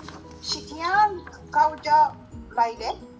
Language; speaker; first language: Chinese; non-native, learner; English